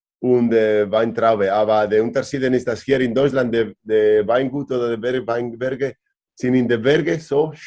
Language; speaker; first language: German; non-native, learner; Spanish